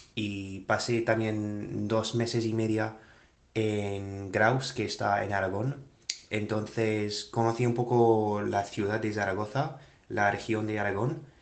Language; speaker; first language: Spanish; non-native, fluent; English